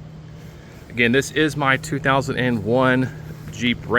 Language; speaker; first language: English; native; English